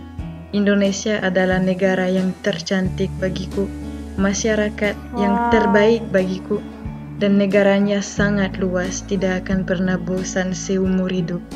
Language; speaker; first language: Indonesian; non-native, fluent; French